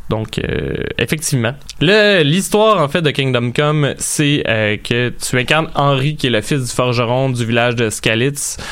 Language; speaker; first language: French; native; French